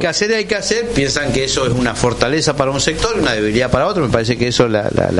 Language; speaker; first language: Spanish; native; Spanish